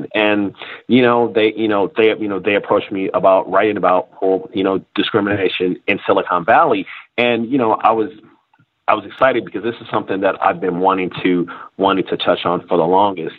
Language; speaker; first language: English; native; English